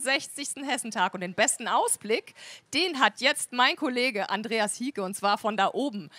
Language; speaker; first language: German; native; German